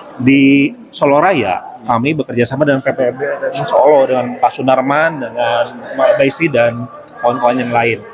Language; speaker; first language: Indonesian; native; Indonesian